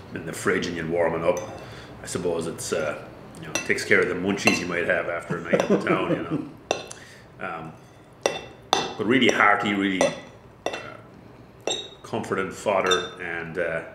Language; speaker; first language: English; native; English